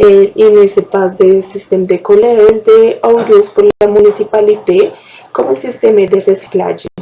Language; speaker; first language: French; non-native, learner; Spanish